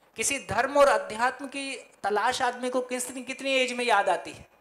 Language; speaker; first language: Hindi; native; Hindi